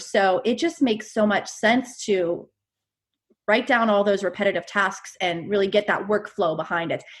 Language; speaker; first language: English; native; English